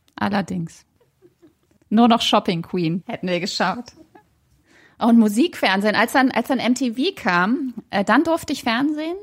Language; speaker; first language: German; native; German